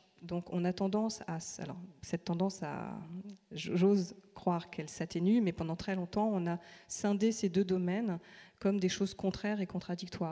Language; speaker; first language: French; native; French